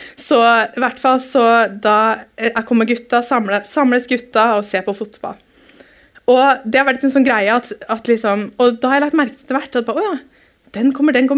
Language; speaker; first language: Norwegian; native; Norwegian